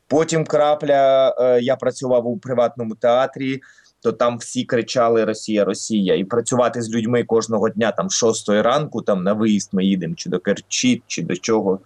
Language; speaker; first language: Ukrainian; non-native, local second language; Russian